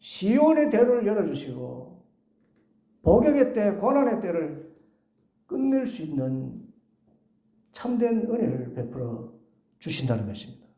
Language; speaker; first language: Korean; native; Korean